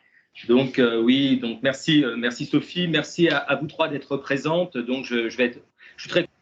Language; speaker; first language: French; native; French